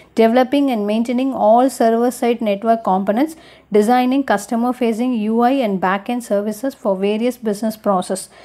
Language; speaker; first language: English; non-native, local second language; Tamil